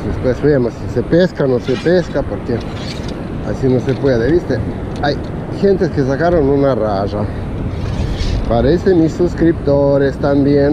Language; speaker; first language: Spanish; non-native, fluent; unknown